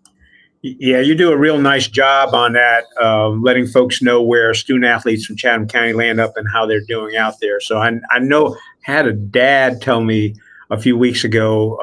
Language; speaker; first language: English; native; English